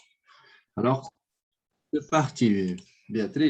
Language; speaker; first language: French; non-native, fluent; Portuguese